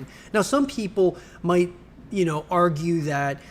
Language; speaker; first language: English; native; English